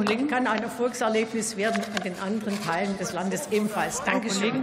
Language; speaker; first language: German; native; German